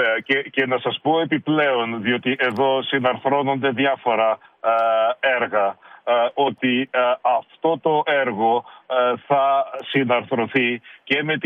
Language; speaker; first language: Greek; native; Greek